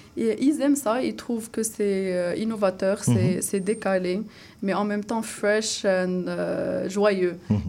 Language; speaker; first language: French; non-native, local second language; Arabic